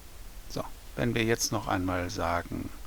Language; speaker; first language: German; native; German